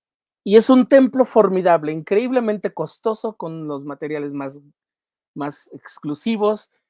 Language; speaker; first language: Spanish; native; Spanish